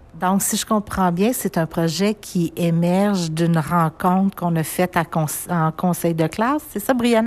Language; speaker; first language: French; native; French